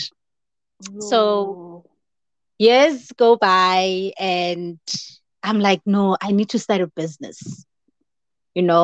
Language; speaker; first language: English; non-native, local second language; Zulu